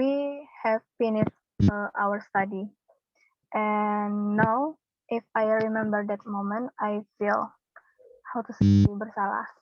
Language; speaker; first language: English; non-native, learner; Indonesian